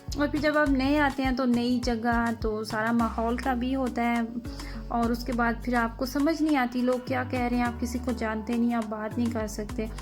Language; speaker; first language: Urdu; native; Urdu